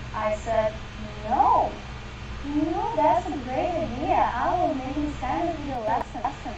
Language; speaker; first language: English; non-native, learner; Ukrainian